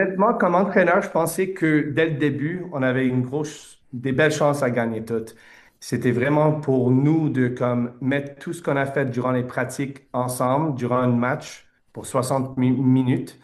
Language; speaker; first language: French; non-native, fluent; English